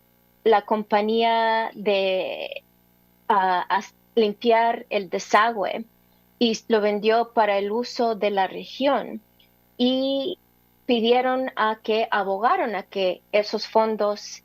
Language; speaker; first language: Spanish; early bilingual, heritage; English